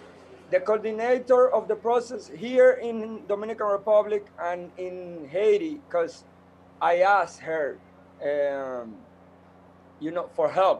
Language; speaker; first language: English; non-native, fluent; Spanish